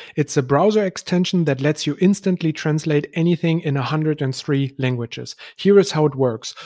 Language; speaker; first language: English; non-native, fluent; German